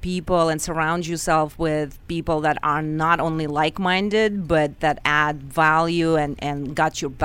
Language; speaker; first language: English; non-native, fluent; Russian